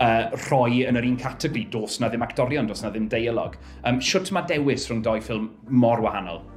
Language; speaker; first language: Welsh; native; Welsh